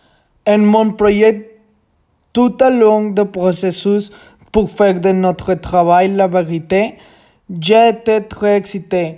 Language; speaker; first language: French; non-native, learner; Spanish